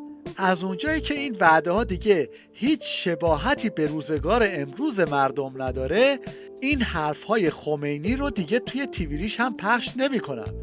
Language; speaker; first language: Persian; native; Persian